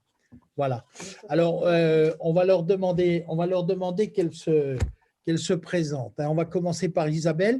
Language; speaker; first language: French; native; French